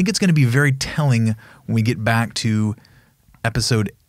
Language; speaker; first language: English; native; English